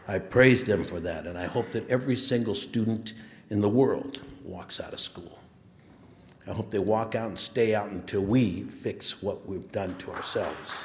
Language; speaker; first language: English; early bilingual, other home language; Spanish